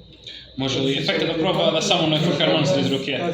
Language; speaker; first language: Bosnian; native; Bosnian